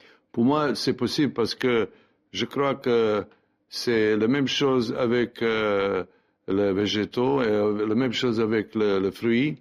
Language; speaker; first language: French; non-native, learner; Serbian